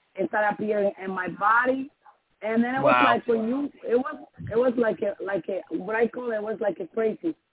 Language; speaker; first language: English; non-native, learner; Spanish